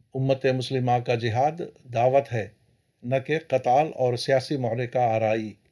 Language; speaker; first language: Urdu; native; Urdu